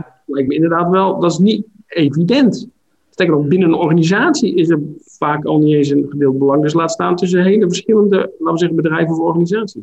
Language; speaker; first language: Dutch; native; Dutch